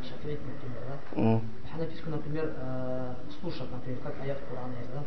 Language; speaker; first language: Russian; non-native, local second language; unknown